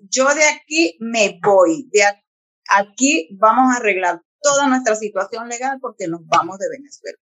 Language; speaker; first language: Spanish; native; Spanish